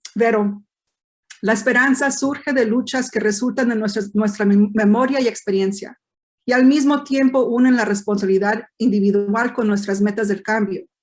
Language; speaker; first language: Spanish; early bilingual, heritage; Spanish